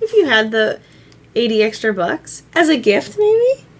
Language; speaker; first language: English; native; English